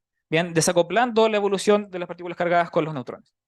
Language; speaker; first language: Spanish; native; Spanish